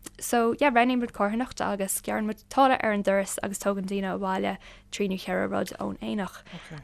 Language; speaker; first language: Irish; non-native, local second language; English